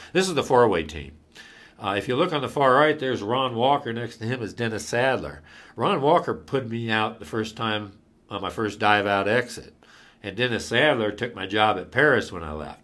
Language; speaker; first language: English; native; English